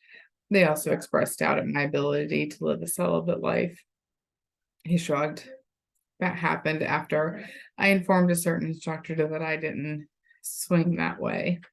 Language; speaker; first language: English; native; English